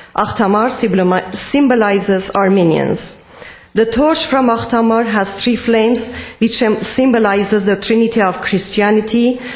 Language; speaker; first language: English; non-native, fluent; Persian